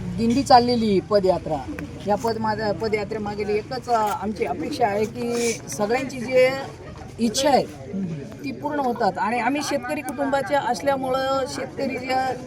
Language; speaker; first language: Marathi; native; Marathi